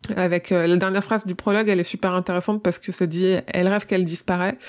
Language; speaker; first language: French; native; French